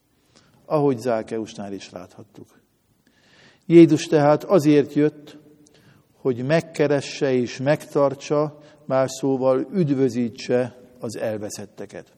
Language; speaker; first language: Hungarian; native; Hungarian